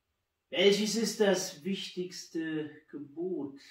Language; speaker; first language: German; native; German